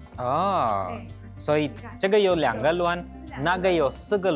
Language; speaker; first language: Chinese; non-native, learner; Hindi